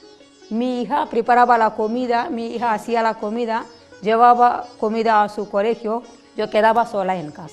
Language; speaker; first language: Spanish; non-native, learner; Telugu